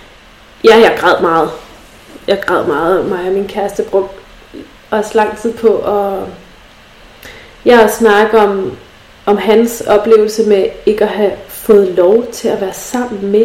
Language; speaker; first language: Danish; native; Danish